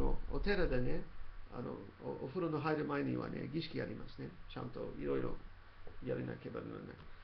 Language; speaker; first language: Japanese; non-native, fluent; English